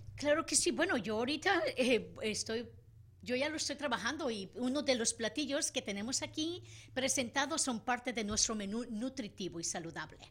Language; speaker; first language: Spanish; native; Spanish